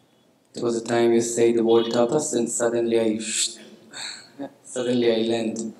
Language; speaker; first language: English; non-native, learner; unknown